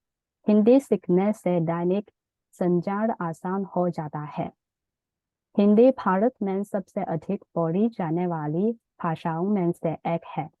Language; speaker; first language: Hindi; non-native, learner; Chinese